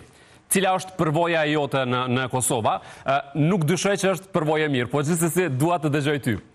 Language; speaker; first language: Albanian; native; Albanian